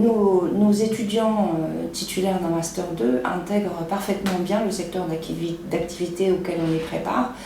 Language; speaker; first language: French; native; French